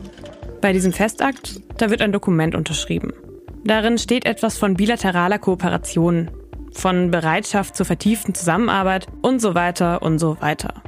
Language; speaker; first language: German; native; German